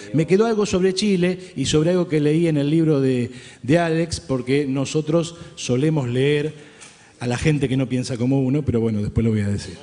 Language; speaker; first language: Spanish; native; Spanish